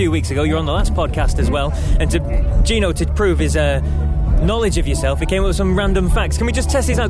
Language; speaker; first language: English; native; English